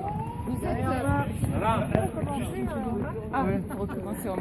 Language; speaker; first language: French; native; French